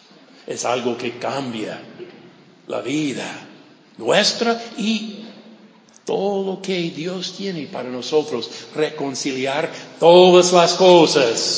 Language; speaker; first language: Spanish; non-native, fluent; English